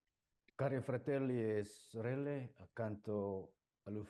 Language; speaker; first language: Italian; non-native, learner; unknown